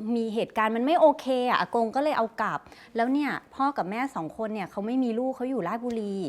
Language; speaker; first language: Thai; native; Thai